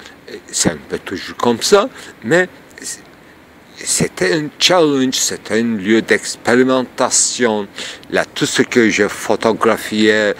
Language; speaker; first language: French; non-native, fluent; Turkish